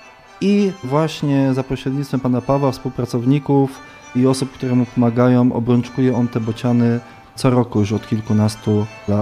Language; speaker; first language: Polish; native; Polish